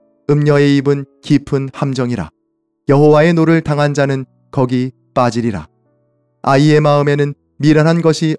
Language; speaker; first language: Korean; native; Korean